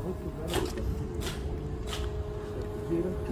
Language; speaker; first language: Italian; native; Italian